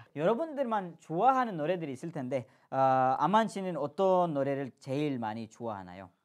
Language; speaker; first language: Korean; non-native, fluent; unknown